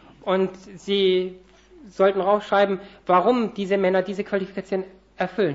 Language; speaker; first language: German; native; German